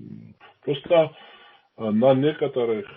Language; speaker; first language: Russian; non-native, fluent; Georgian